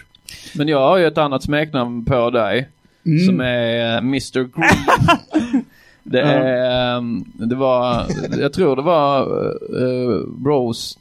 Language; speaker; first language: Swedish; native; Swedish